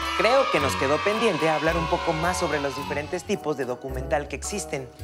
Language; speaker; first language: Spanish; native; Spanish